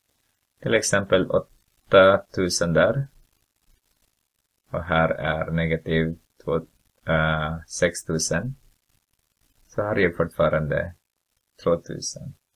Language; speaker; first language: Swedish; non-native, fluent; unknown